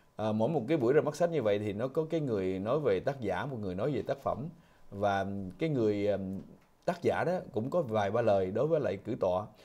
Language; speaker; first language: Vietnamese; native; Vietnamese